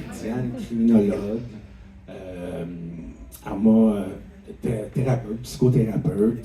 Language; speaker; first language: French; native; French